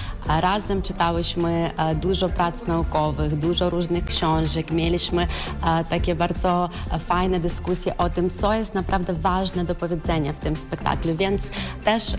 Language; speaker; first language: Polish; non-native, fluent; Ukrainian